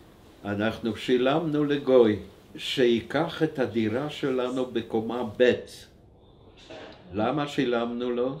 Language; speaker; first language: Hebrew; non-native, fluent; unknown